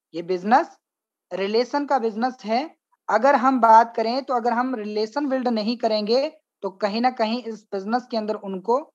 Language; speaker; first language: Hindi; native; Hindi